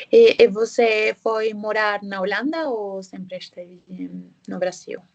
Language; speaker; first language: Portuguese; non-native, fluent; Spanish